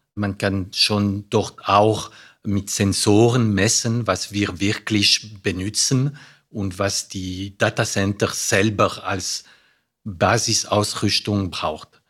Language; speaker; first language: German; non-native, fluent; French